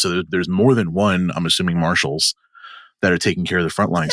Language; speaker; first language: English; native; English